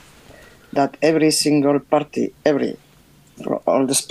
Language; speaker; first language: English; non-native, fluent; Spanish